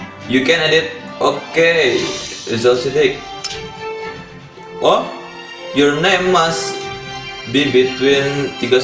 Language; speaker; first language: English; non-native, learner; Indonesian